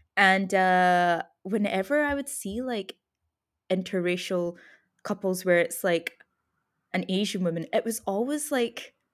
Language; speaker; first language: English; native; English